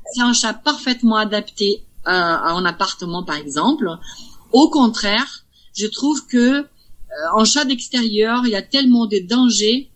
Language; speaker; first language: French; non-native, fluent; Portuguese